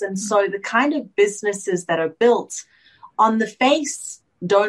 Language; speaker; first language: English; native; English